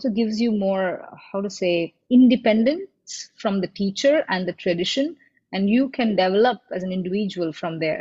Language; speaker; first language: English; non-native, local second language; Tamil